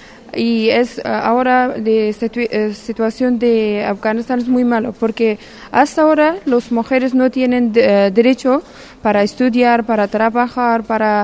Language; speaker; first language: Spanish; non-native, learner; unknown